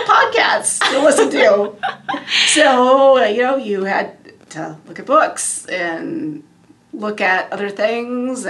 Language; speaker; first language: English; native; English